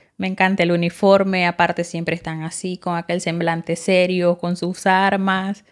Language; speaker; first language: Spanish; native; Spanish